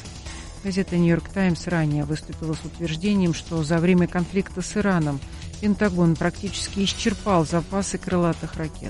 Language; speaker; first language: Russian; native; Russian